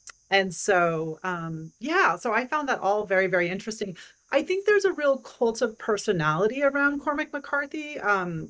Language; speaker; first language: English; native; English